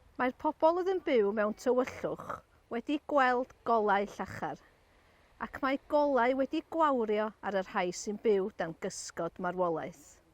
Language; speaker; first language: Welsh; non-native, local second language; English